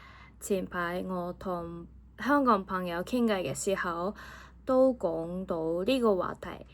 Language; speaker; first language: Cantonese; non-native, fluent; Japanese